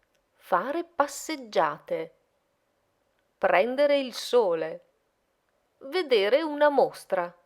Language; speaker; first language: Italian; native; Italian